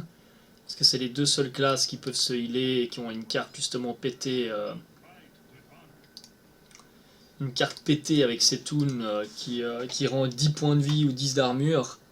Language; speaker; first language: French; native; French